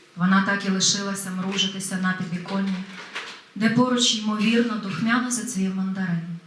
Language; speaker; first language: Ukrainian; native; Ukrainian